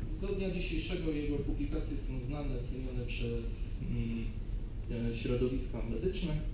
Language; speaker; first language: Polish; native; Polish